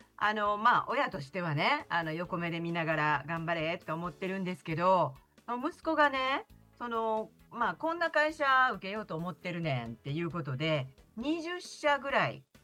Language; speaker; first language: Japanese; native; Japanese